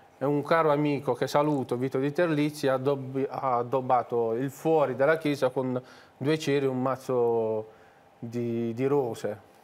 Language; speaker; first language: Italian; native; Italian